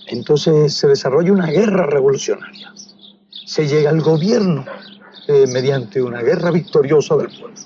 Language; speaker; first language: Spanish; native; Spanish